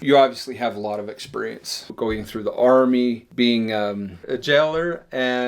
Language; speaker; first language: English; native; English